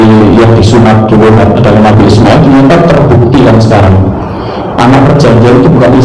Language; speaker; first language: Indonesian; native; Indonesian